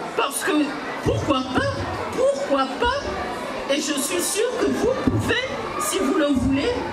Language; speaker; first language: French; early bilingual, other home language; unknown